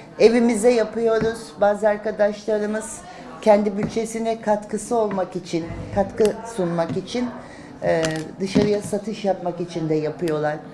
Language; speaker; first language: Turkish; native; Turkish